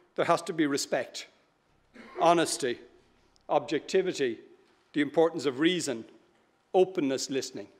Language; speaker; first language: English; native; English